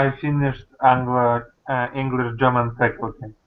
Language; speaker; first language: English; non-native, learner; Russian